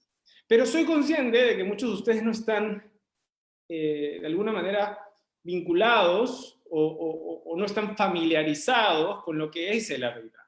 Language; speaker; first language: Spanish; native; Spanish